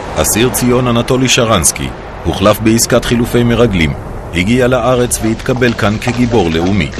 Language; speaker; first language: Hebrew; native; Hebrew